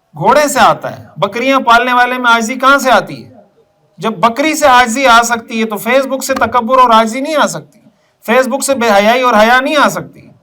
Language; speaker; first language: Urdu; native; Urdu